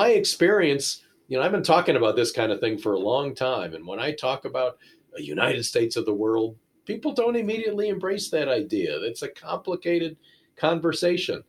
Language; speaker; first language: English; native; English